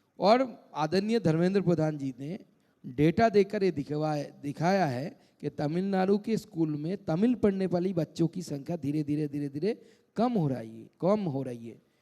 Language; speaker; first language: Hindi; non-native, local second language; Bangla